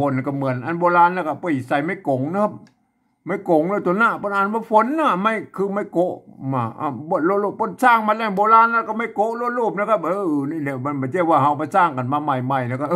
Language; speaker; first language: Thai; non-native, local second language; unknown